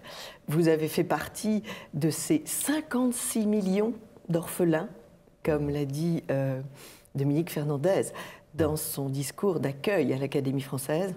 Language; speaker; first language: French; native; French